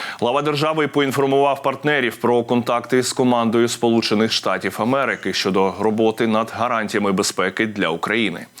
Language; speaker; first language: Ukrainian; native; Ukrainian